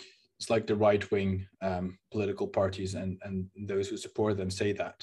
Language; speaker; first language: English; non-native, fluent; Dutch